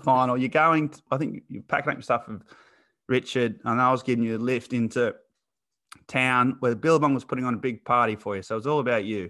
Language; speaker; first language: English; native; English